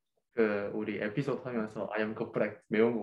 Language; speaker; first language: Korean; early bilingual, heritage; Korean